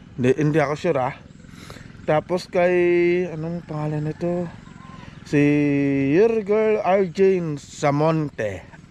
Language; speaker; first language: Filipino; non-native, local second language; Iloko